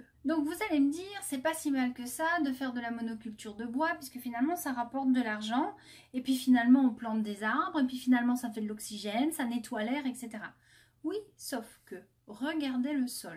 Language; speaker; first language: French; native; French